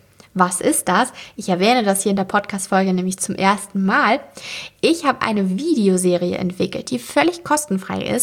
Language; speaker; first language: German; native; German